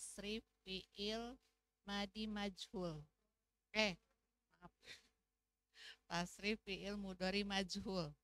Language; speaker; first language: Arabic; non-native, learner; Indonesian